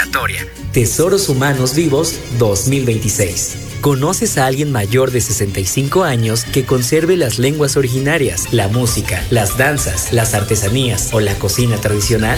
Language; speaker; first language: Spanish; native; Spanish